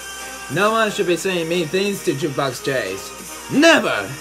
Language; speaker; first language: English; native; English